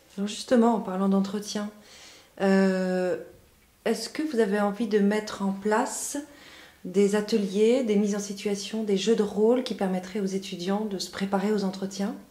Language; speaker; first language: French; native; French